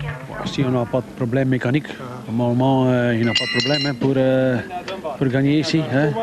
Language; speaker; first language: French; non-native, local second language; Dutch